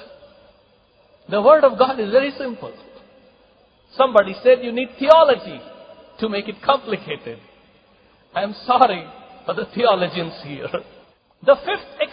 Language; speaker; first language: English; non-native, local second language; Kannada